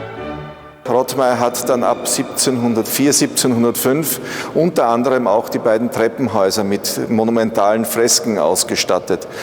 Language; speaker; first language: German; native; German